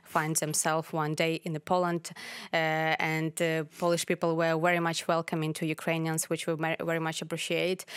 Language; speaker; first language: English; non-native, fluent; Ukrainian